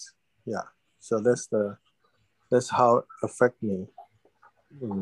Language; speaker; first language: English; non-native, learner; Chinese